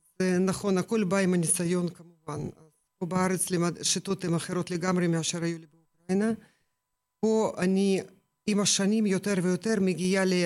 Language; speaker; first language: Hebrew; non-native, fluent; Russian